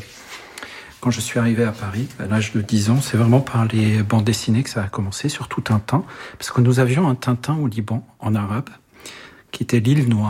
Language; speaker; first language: French; early bilingual, other home language; Arabic